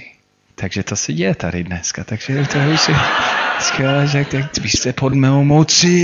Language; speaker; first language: Czech; non-native, fluent; English